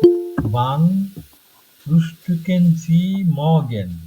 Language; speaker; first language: German; non-native, learner; Bangla